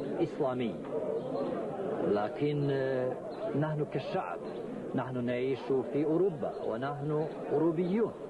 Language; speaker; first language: Arabic; non-native, fluent; Bosnian